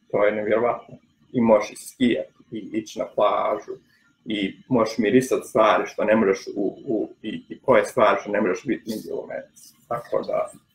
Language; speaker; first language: Croatian; early bilingual, other home language; Bosnian